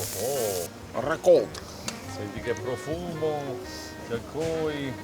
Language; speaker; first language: Russian; non-native, learner; Italian